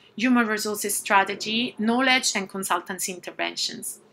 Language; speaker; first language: English; non-native, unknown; Italian